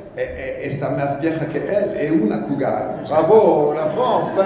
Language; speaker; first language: Spanish; non-native, learner; French